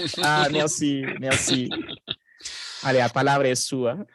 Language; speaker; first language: Portuguese; non-native, fluent; French